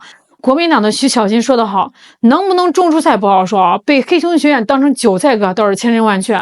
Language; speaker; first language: Chinese; native; Chinese